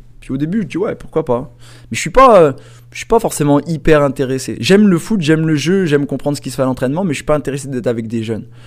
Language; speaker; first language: French; native; French